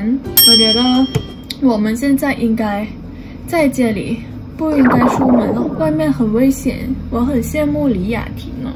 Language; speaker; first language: Chinese; non-native, fluent; Thai